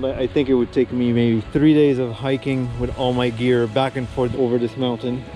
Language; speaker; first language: English; non-native, local second language; French